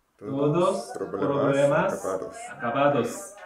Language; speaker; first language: Spanish; non-native, learner; Korean